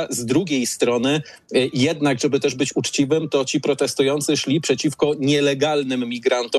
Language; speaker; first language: Polish; native; Polish